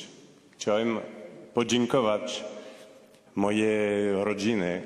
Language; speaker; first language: Polish; non-native, fluent; French